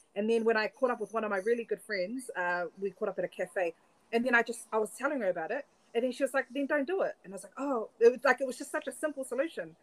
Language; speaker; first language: English; native; English